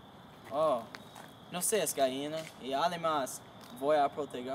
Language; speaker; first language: Spanish; non-native, learner; English